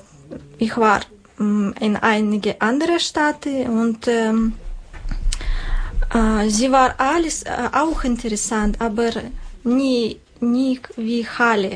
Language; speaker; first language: German; non-native, learner; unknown